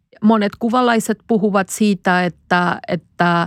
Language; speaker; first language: Finnish; non-native, fluent; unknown